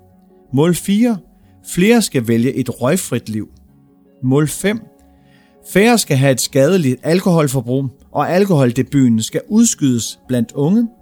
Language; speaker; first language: Danish; native; Danish